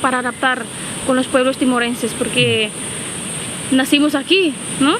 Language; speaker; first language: Spanish; non-native, learner; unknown